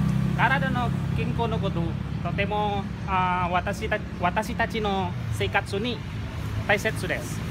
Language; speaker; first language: Japanese; non-native, learner; Indonesian